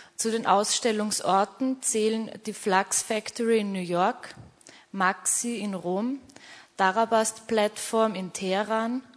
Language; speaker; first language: German; native; German